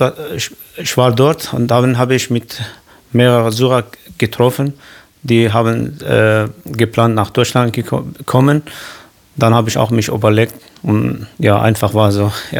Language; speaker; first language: German; non-native, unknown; Kurdish